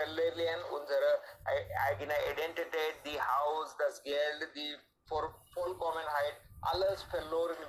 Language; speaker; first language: German; non-native, learner; Hindi